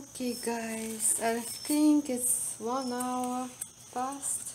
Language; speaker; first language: English; non-native, fluent; Russian